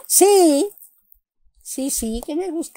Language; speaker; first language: Spanish; non-native, local second language; Catalan